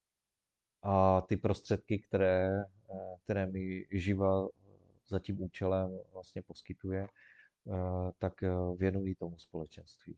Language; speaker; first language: Czech; native; Czech